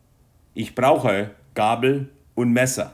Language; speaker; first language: German; non-native, fluent; English